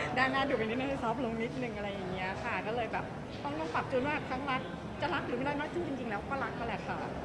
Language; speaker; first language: Thai; native; Thai